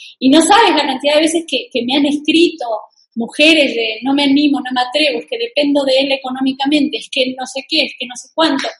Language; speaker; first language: Spanish; native; Spanish